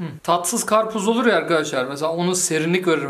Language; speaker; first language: Turkish; native; Turkish